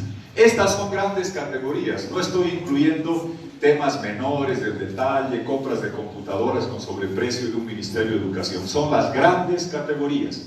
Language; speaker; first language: Spanish; native; Spanish